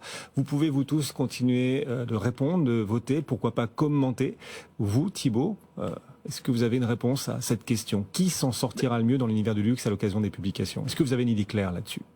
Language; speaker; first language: French; native; French